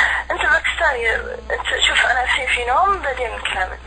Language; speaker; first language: Arabic; native; Arabic